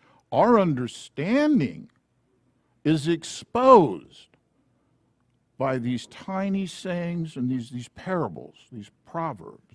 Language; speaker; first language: English; native; English